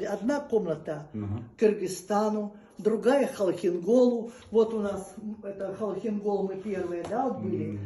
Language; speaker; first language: Russian; native; Russian